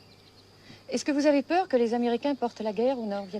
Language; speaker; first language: French; native; French